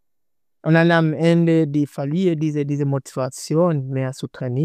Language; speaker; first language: German; non-native, learner; Swahili